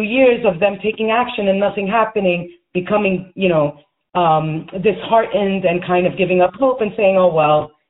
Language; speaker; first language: English; native; English